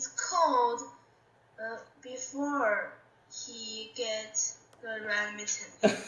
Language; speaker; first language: English; non-native, learner; Chinese